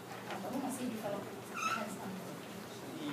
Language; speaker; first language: Indonesian; native; Indonesian